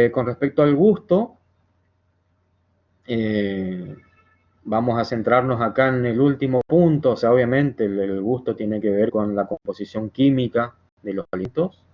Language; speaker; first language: Spanish; native; Spanish